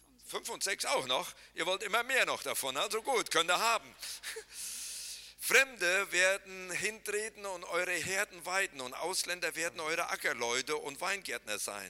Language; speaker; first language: German; native; German